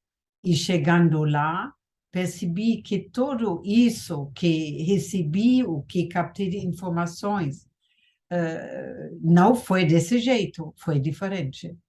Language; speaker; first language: Portuguese; non-native, fluent; German